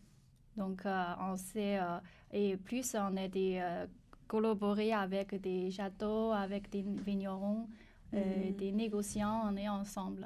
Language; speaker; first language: French; non-native, learner; Chinese